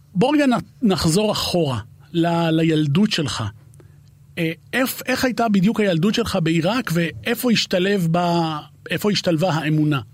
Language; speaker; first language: Hebrew; native; Hebrew